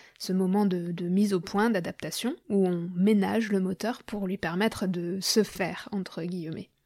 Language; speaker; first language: French; native; French